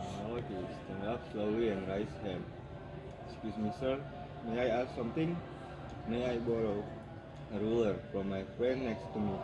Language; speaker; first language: English; non-native, learner; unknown